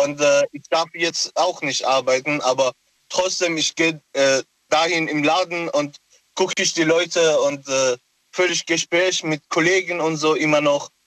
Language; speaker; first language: German; non-native, local second language; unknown